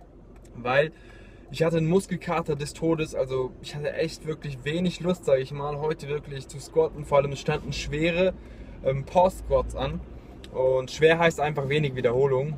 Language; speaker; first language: German; native; German